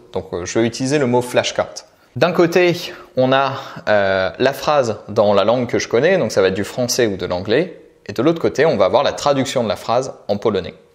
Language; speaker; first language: French; native; French